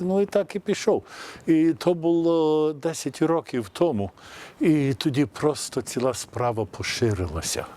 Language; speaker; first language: Ukrainian; early bilingual, heritage; Ukrainian